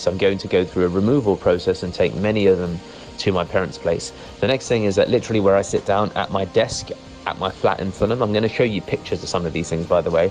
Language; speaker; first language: English; native; English